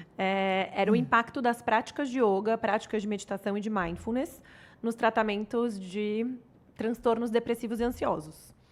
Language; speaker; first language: Portuguese; native; Portuguese